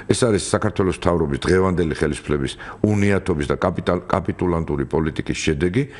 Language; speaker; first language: Georgian; native; Georgian